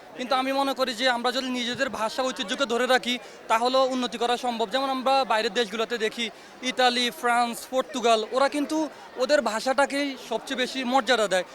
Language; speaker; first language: Bangla; native; Bangla